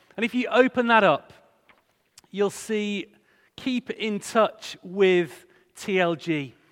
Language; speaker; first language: English; native; English